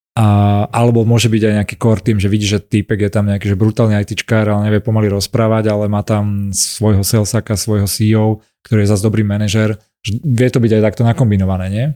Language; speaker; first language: Slovak; native; Slovak